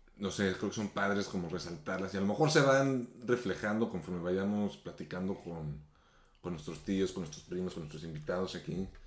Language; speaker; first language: Spanish; native; Spanish